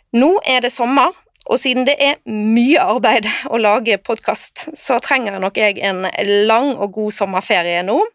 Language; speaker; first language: Norwegian; native; Norwegian